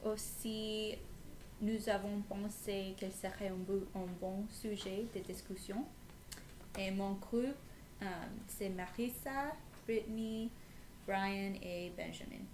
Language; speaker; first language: French; non-native, learner; English